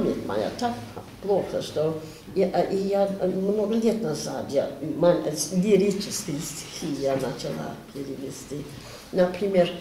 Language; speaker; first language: Russian; non-native, learner; English